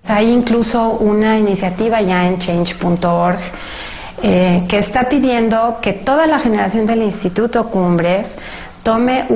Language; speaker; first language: Spanish; native; Spanish